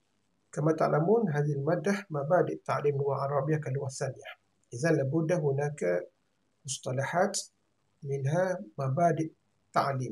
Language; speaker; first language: Arabic; non-native, fluent; Malay